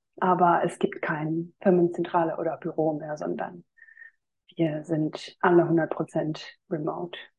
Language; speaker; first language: German; non-native, fluent; Finnish